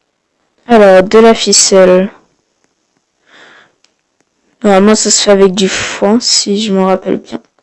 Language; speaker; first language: French; native; French